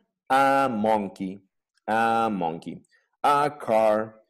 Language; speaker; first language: English; non-native, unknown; Spanish